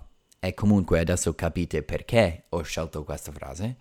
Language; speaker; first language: Italian; non-native, fluent; English